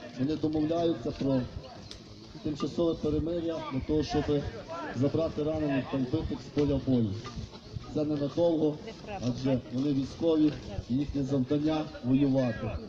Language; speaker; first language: Ukrainian; native; Ukrainian